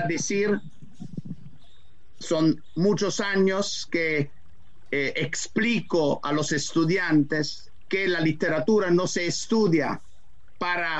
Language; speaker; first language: Spanish; non-native, fluent; Italian